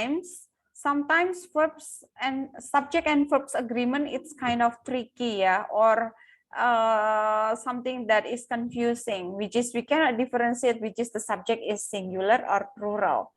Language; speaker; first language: English; non-native, local second language; Indonesian